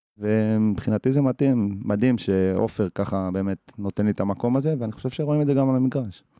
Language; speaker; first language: Hebrew; early bilingual, other home language; English